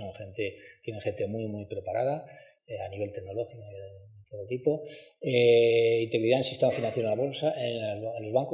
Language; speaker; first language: Spanish; native; Spanish